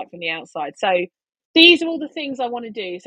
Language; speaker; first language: English; native; English